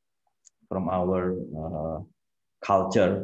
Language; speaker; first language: English; non-native, fluent; Indonesian